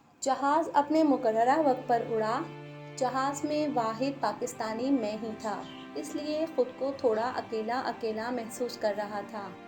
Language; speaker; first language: Urdu; non-native, local second language; Pahari-Potwari